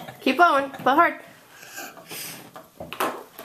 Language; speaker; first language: English; native; English